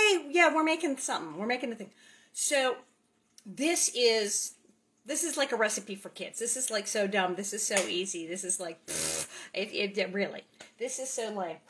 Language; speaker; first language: English; native; English